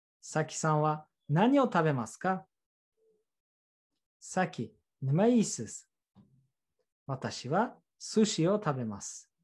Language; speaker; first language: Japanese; non-native, fluent; Uzbek